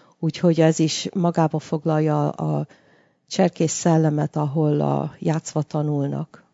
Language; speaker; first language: Hungarian; early bilingual, heritage; Hungarian